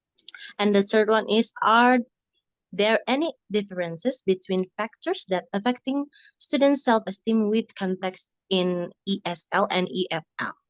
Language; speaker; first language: English; non-native, learner; Indonesian